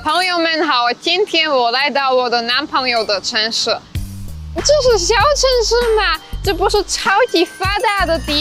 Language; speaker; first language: Chinese; non-native, fluent; Slovak